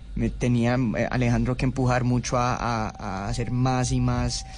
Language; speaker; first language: Spanish; early bilingual, heritage; Spanish